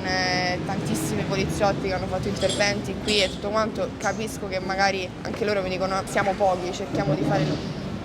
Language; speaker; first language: Italian; native; Italian